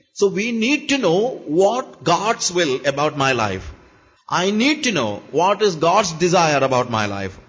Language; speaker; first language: English; non-native, local second language; Malayalam